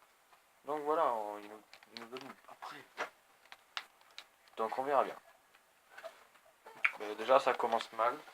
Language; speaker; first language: French; native; French